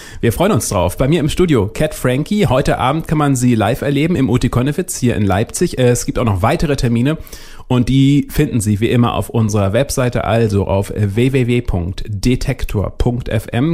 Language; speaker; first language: German; native; German